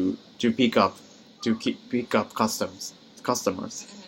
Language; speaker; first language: English; non-native, learner; Japanese